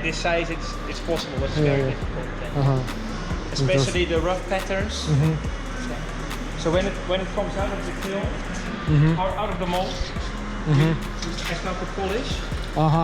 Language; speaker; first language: English; non-native, fluent; Dutch